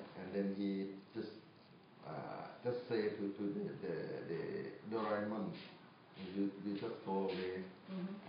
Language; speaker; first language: English; non-native, fluent; Thai